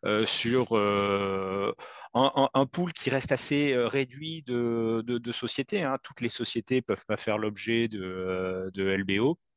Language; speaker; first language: French; native; French